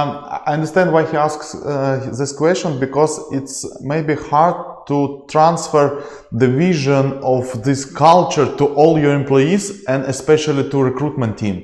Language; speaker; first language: English; non-native, learner; Ukrainian